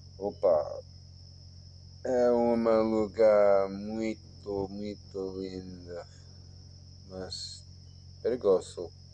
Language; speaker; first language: Portuguese; non-native, learner; English